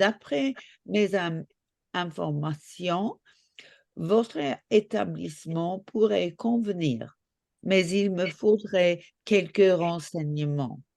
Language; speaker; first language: French; non-native, learner; English